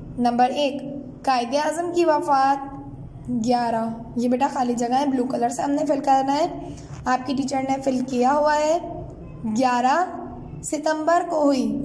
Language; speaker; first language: Urdu; native; Urdu